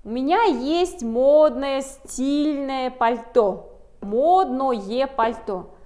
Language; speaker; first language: Russian; non-native, local second language; Kazakh